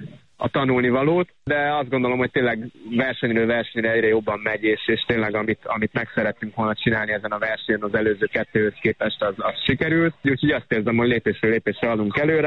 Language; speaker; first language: Hungarian; native; Hungarian